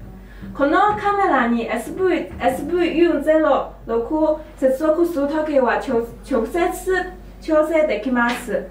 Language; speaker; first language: Japanese; non-native, learner; Chinese